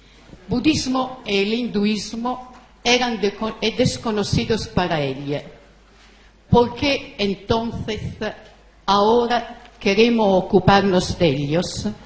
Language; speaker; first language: Spanish; non-native, fluent; Italian